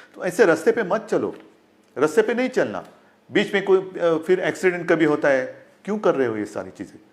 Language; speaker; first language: Hindi; non-native, local second language; Marathi